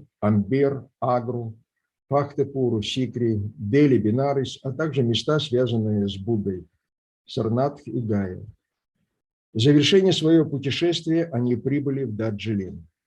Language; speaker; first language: Russian; native; Russian